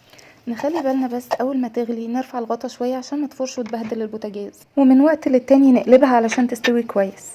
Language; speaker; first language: Arabic; native; Arabic